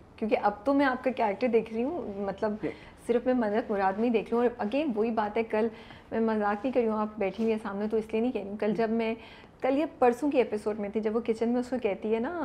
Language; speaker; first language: Urdu; native; Urdu